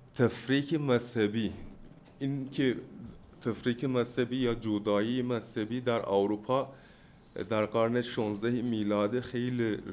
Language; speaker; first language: Persian; non-native, fluent; Turkish